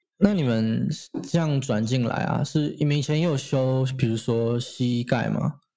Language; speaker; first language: Chinese; native; Chinese